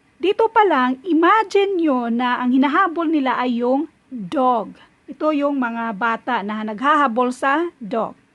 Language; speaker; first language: Filipino; non-native, local second language; Cebuano